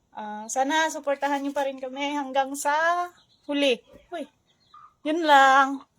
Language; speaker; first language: Filipino; non-native, local second language; Hiligaynon